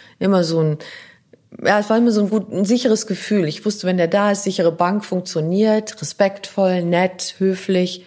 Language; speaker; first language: German; non-native, local second language; French